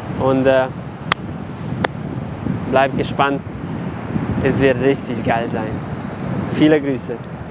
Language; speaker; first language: German; non-native, fluent; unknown